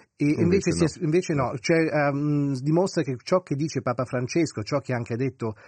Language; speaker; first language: Italian; native; Italian